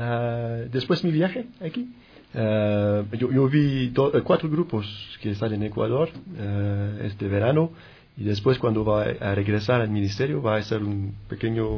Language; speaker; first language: Spanish; non-native, fluent; French